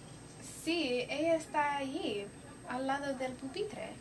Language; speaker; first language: Spanish; non-native, learner; English